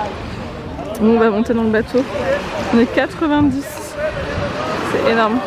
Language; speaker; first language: French; native; French